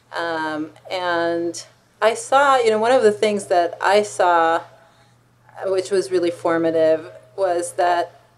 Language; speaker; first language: English; non-native, fluent; Hebrew